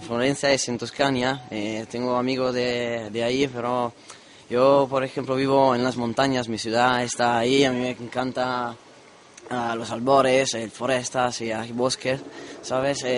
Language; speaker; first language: Spanish; non-native, learner; Italian